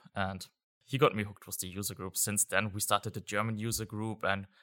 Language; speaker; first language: English; non-native, fluent; German